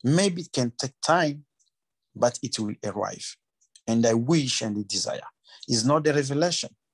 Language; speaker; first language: English; non-native, learner; French